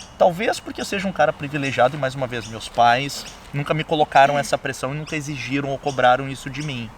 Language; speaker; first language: Portuguese; native; Portuguese